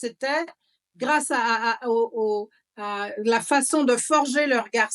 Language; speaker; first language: French; native; French